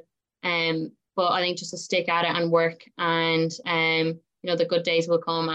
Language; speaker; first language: English; native; English